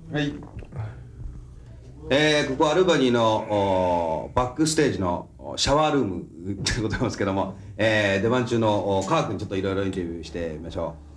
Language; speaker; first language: Japanese; native; Japanese